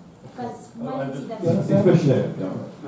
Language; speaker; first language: German; non-native, fluent; French